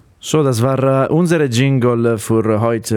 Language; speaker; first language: German; non-native, fluent; Italian